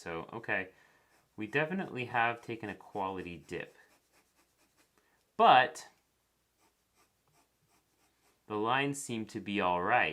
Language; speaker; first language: English; native; English